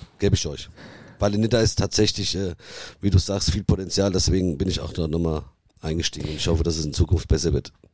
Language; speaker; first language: German; early bilingual, other home language; Italian